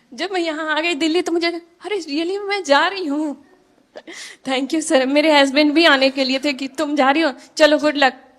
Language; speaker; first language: Hindi; native; Hindi